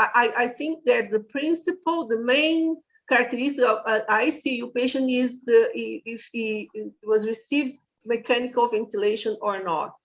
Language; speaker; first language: English; non-native, fluent; Portuguese